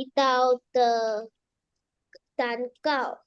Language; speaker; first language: Chinese; non-native, learner; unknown